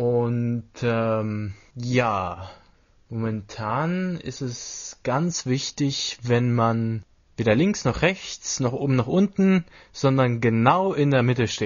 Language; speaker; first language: German; native; German